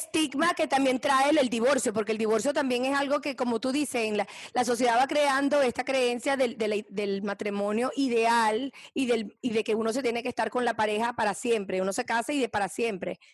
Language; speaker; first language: Spanish; early bilingual, heritage; Spanish